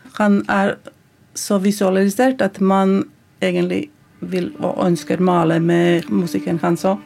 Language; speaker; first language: Norwegian; non-native, fluent; Latvian